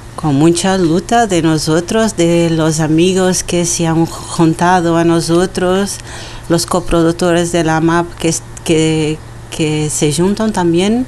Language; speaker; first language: Spanish; non-native, learner; Portuguese